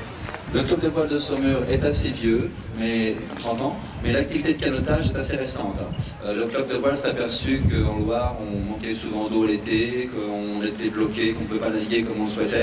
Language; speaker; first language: French; native; French